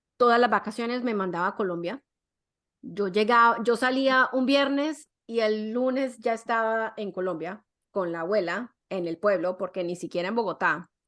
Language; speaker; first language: Spanish; early bilingual, other home language; English